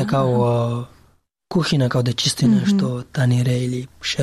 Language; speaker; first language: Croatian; non-native, learner; Pashto